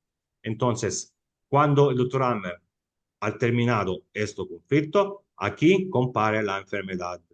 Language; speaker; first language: Spanish; non-native, fluent; Italian